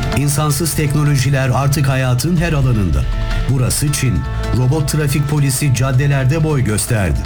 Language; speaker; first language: Turkish; native; Turkish